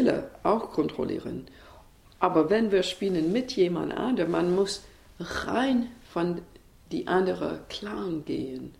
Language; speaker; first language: German; non-native, learner; English